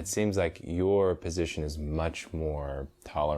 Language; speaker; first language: English; native; English